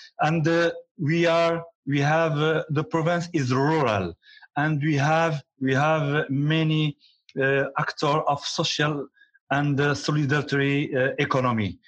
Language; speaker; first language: English; non-native, learner; Arabic